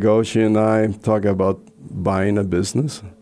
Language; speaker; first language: English; non-native, fluent; Spanish